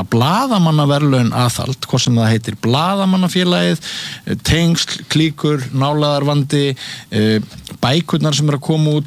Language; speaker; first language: Icelandic; native; Icelandic